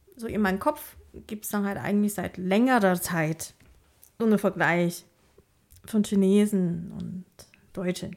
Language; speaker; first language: German; non-native, fluent; Chinese